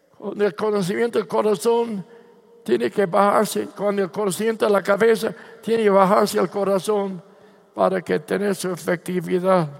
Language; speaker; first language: Spanish; non-native, fluent; English